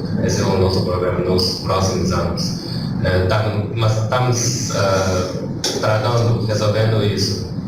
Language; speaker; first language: Portuguese; non-native, learner; Chinese